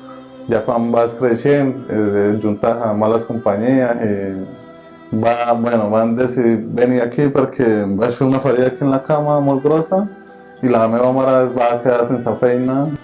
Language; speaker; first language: Catalan; early bilingual, other home language; Spanish